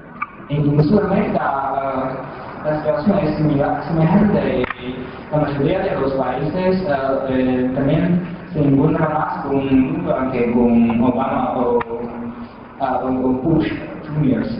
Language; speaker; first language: Spanish; non-native, fluent; Chinese